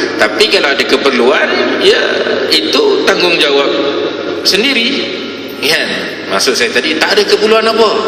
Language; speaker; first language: Malay; native; Malay